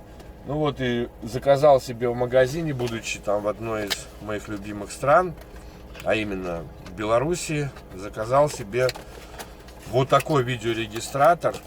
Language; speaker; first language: Russian; native; Russian